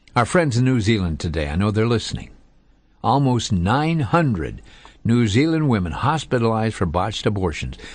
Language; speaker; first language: English; native; English